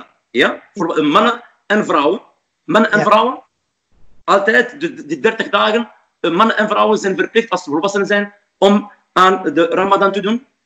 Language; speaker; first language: Dutch; non-native, fluent; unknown